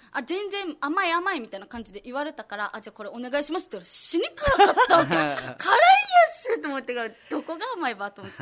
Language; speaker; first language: Japanese; native; Japanese